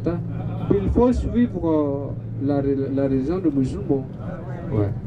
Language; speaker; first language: French; non-native, learner; Balinese